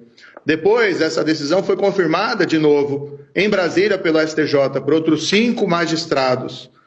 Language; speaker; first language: Portuguese; native; Portuguese